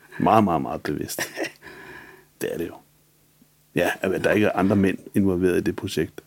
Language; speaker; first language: Danish; native; Danish